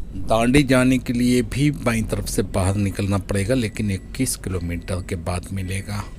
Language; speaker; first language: Hindi; native; Hindi